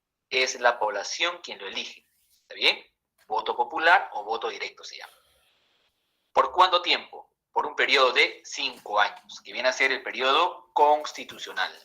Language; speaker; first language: Spanish; native; Spanish